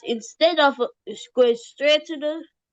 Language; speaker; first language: English; native; English